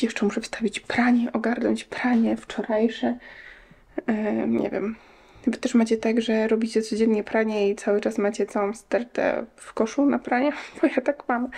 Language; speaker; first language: Polish; native; Polish